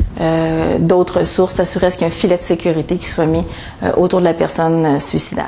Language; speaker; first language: French; native; French